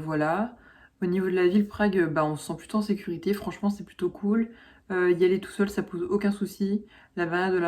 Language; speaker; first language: French; native; French